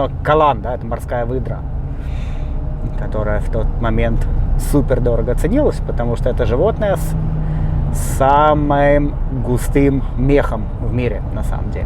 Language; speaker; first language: Russian; native; Russian